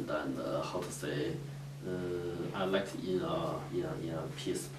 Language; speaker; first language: English; non-native, learner; Chinese